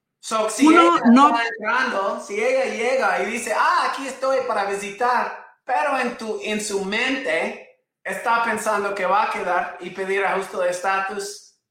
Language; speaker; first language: Spanish; non-native, fluent; English